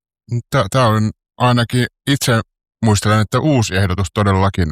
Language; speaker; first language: Finnish; native; Finnish